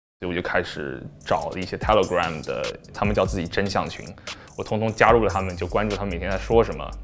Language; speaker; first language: Chinese; native; Chinese